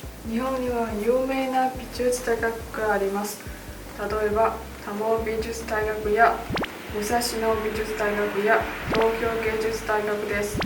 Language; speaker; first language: Japanese; non-native, learner; Chinese